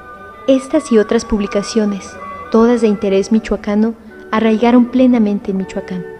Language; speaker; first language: Spanish; native; Spanish